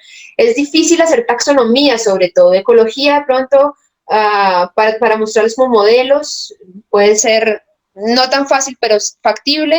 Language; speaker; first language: Spanish; native; Spanish